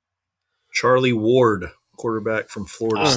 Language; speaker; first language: English; native; English